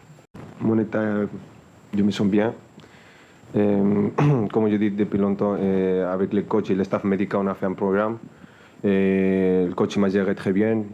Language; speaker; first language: French; non-native, fluent; Spanish